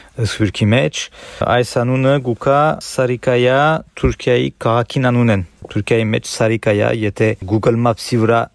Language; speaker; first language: Armenian; early bilingual, heritage; Armenian